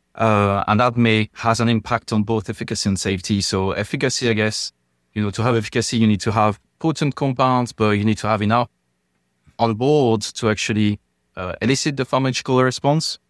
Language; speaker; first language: English; non-native, fluent; French